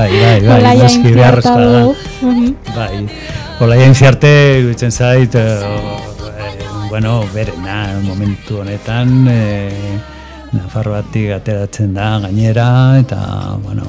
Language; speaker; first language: Basque; non-native, local second language; Spanish